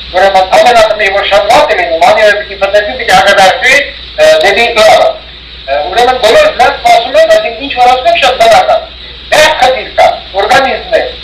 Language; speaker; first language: Armenian; early bilingual, heritage; Armenian